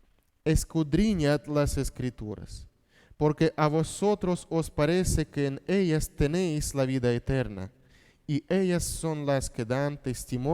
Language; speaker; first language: Spanish; non-native, fluent; Russian